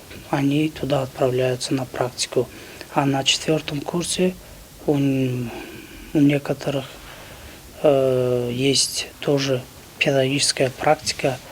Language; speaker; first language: Russian; non-native, local second language; Tajik